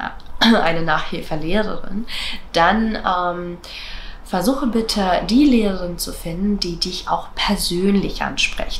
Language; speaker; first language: German; non-native, fluent; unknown